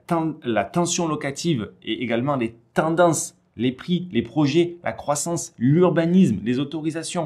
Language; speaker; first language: French; native; French